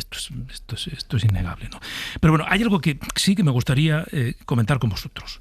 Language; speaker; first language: Spanish; native; Spanish